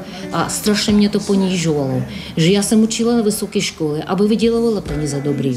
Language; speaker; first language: Czech; non-native, fluent; Russian